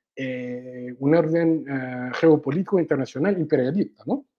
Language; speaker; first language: Spanish; non-native, fluent; Wolof